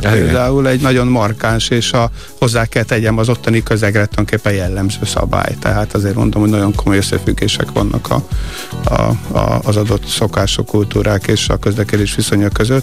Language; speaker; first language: Hungarian; native; Hungarian